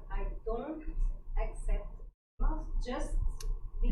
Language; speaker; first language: English; non-native, learner; Portuguese